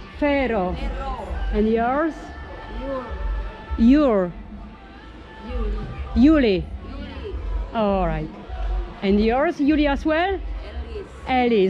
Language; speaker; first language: English; non-native, fluent; Polish